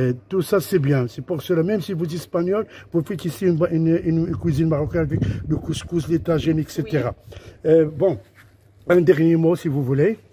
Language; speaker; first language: French; non-native, local second language; Arabic